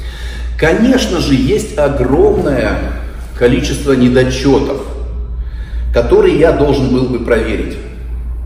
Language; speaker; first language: Russian; native; Russian